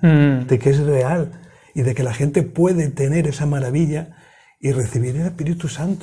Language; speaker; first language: Spanish; native; Spanish